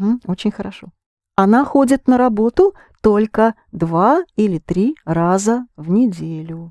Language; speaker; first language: Russian; non-native, fluent; English